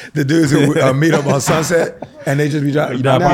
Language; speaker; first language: English; early bilingual, other home language; Akan